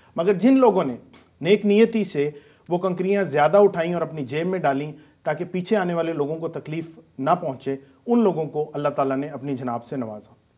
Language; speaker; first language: Urdu; native; Urdu